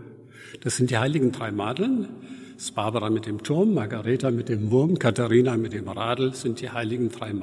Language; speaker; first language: German; native; German